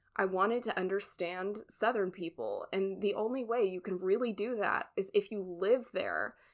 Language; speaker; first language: English; native; English